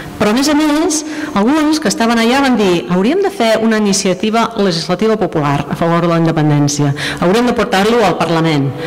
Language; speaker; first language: Catalan; non-native, fluent; English